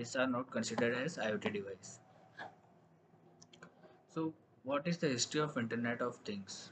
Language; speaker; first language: English; non-native, local second language; Gujarati